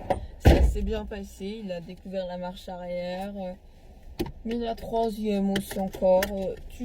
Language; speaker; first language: French; native; French